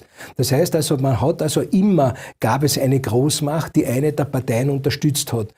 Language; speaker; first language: German; native; German